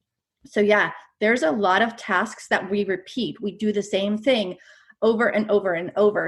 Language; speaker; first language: English; native; English